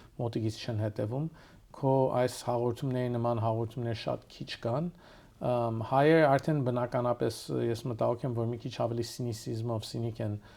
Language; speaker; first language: Armenian; early bilingual, heritage; Armenian